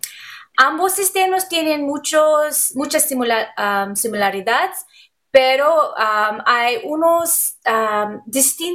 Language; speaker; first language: Spanish; non-native, learner; English